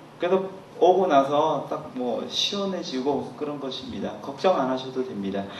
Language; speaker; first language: Korean; non-native, fluent; Khmer